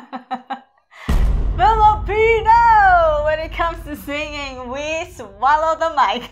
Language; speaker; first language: English; non-native, local second language; Filipino